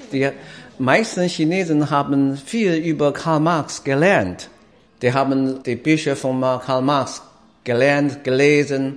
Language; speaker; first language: German; non-native, learner; Chinese